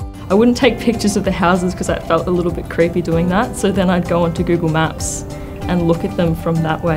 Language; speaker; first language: English; native; English